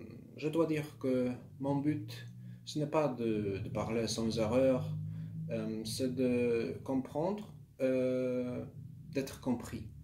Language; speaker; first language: French; non-native, learner; Polish